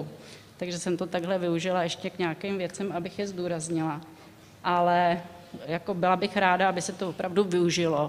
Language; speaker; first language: Czech; native; Czech